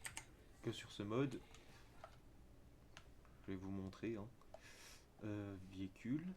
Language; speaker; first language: French; native; French